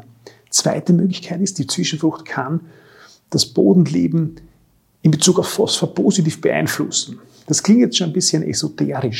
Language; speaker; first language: German; native; German